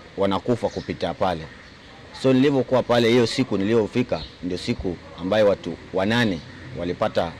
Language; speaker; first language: Swahili; non-native, local second language; Luo (Kenya and Tanzania)